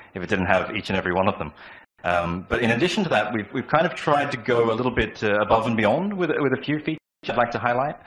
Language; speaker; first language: English; native; English